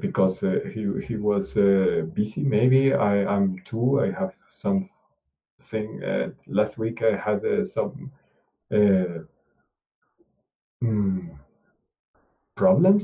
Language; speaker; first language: English; non-native, learner; Spanish